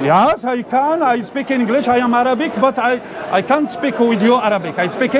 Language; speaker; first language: English; non-native, learner; Arabic